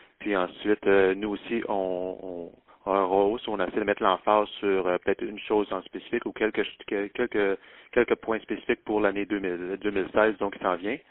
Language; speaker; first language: French; native; French